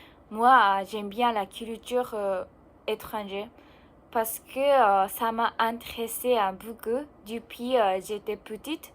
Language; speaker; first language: French; non-native, learner; Japanese